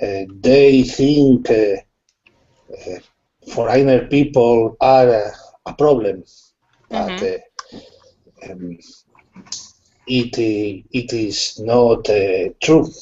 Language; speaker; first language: English; non-native, learner; Spanish